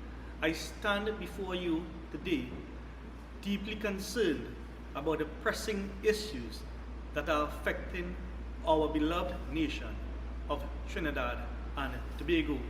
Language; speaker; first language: English; native; English